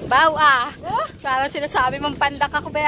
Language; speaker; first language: Filipino; native; Filipino